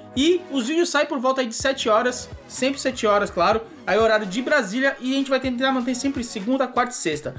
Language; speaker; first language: Portuguese; native; Portuguese